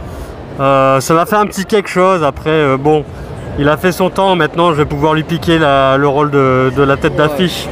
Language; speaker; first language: French; native; French